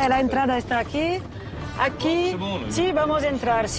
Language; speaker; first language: Spanish; non-native, learner; French